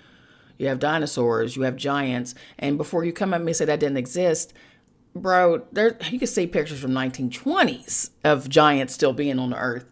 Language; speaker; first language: English; native; English